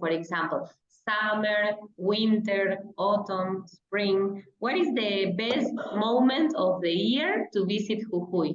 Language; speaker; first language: English; non-native, fluent; Spanish